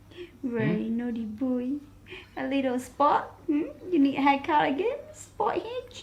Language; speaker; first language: English; non-native, learner; Thai